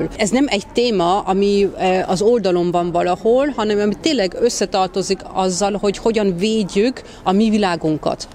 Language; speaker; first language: Hungarian; early bilingual, heritage; Hungarian